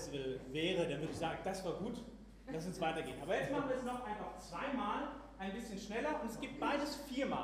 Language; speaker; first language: German; native; German